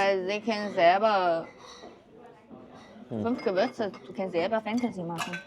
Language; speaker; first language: German; non-native, learner; Chinese